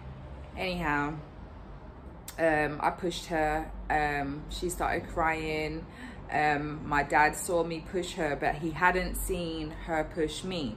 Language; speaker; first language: English; native; English